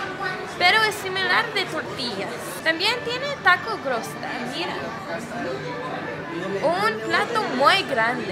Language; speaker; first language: Spanish; non-native, learner; English